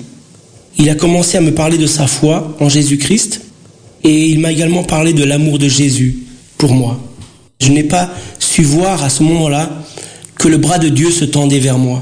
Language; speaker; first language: French; early bilingual, other home language; Portuguese